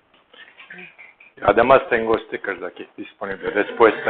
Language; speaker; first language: Spanish; non-native, learner; Turkish